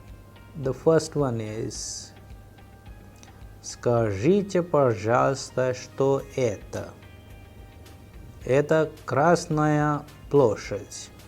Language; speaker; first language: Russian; non-native, fluent; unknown